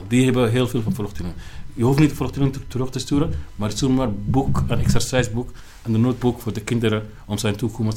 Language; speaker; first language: Dutch; non-native, learner; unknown